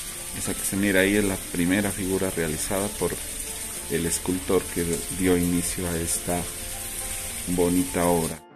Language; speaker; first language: Spanish; native; Spanish